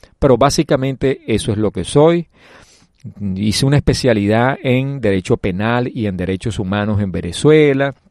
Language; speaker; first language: Spanish; native; Spanish